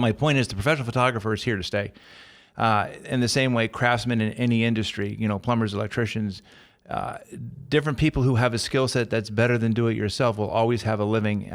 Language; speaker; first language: English; native; English